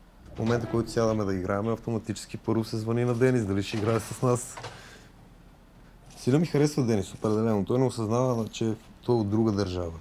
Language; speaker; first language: Bulgarian; native; Bulgarian